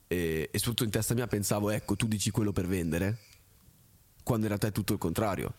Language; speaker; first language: Italian; early bilingual, other home language; French